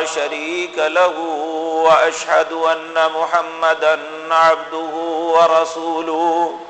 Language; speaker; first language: Urdu; non-native, local second language; Punjabi